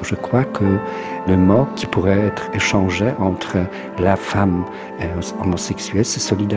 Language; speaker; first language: French; non-native, fluent; Polish